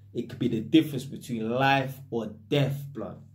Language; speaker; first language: English; native; English